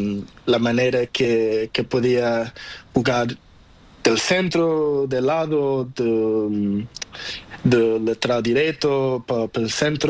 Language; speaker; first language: Spanish; non-native, learner; Portuguese